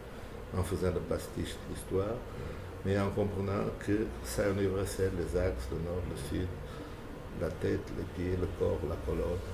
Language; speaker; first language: French; non-native, fluent; Portuguese